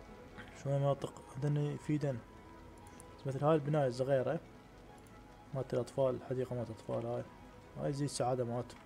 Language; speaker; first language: Arabic; native; Arabic